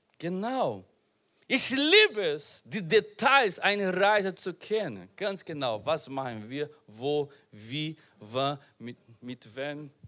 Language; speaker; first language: German; non-native, learner; Portuguese